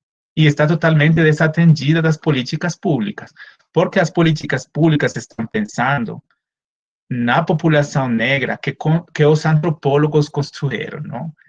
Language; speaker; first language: Portuguese; non-native, fluent; Spanish